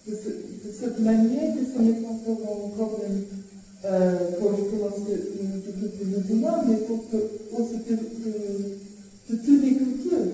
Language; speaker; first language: French; non-native, fluent; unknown